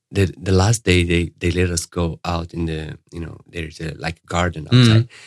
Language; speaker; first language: English; non-native, fluent; Arabic